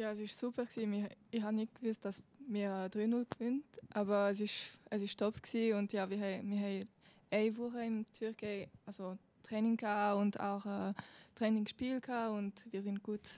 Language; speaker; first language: German; non-native, learner; French